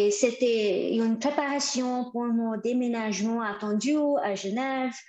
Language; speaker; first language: French; non-native, fluent; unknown